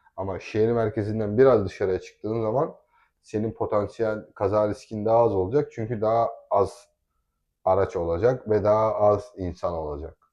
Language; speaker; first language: Turkish; native; Turkish